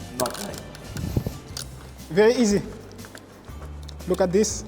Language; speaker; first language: English; non-native, learner; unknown